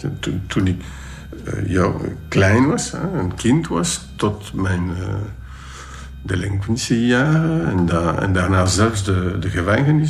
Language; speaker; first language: Dutch; non-native, local second language; French